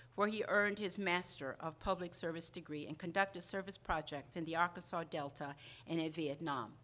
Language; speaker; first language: English; non-native, fluent; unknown